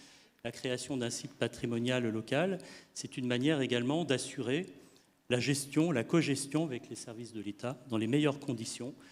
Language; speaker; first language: French; native; French